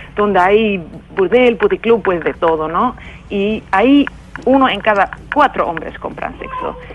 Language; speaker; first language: Spanish; non-native, fluent; Swedish